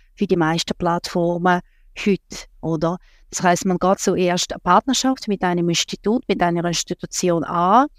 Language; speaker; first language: German; non-native, fluent; Russian